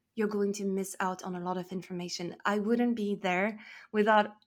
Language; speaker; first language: English; non-native, fluent; French